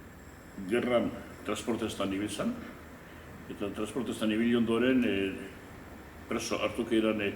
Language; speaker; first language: Basque; native; Basque